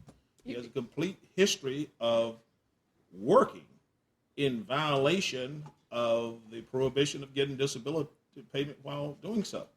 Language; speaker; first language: English; native; English